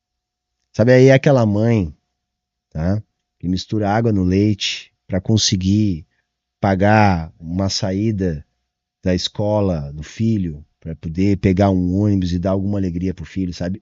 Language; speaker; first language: Portuguese; native; Portuguese